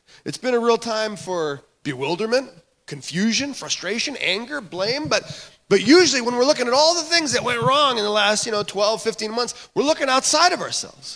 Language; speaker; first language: English; native; English